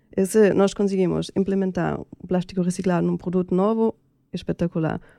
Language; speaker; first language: Portuguese; non-native, fluent; German